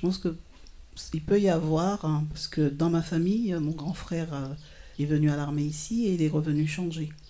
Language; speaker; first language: French; native; French